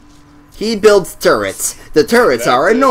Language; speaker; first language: English; native; English